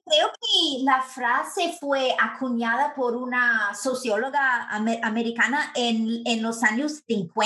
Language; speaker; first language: Spanish; non-native, fluent; English